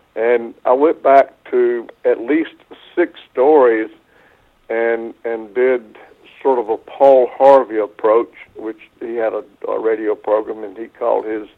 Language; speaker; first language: English; native; English